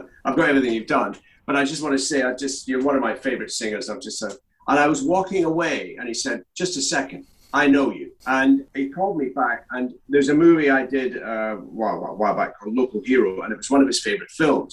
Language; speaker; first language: English; native; English